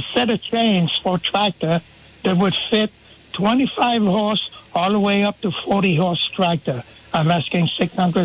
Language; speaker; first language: English; non-native, fluent; French